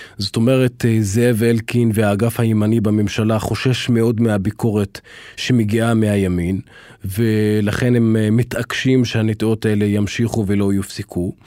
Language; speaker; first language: Hebrew; non-native, local second language; Arabic